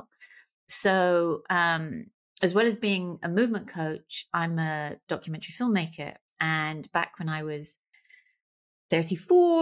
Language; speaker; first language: English; native; English